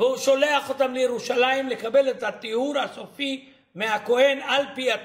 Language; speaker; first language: Hebrew; early bilingual, other home language; Ladino